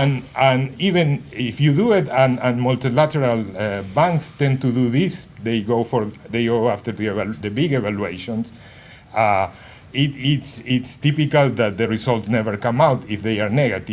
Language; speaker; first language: English; non-native, fluent; Spanish